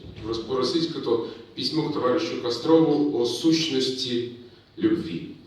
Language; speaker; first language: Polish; non-native, learner; Belarusian